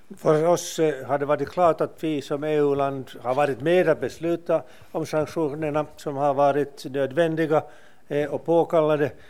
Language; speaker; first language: Swedish; non-native, local second language; Finnish